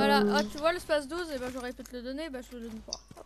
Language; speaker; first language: French; native; French